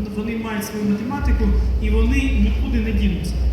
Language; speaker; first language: Ukrainian; non-native, local second language; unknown